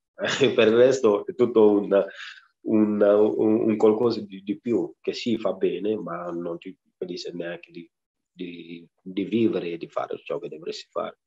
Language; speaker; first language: Italian; non-native, fluent; Wolof